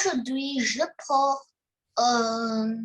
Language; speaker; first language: French; non-native, learner; Chinese